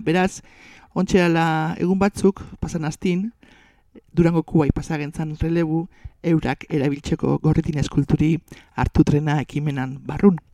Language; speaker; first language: Basque; native; Basque